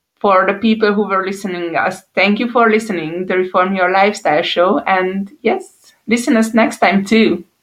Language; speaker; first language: English; non-native, fluent; Hungarian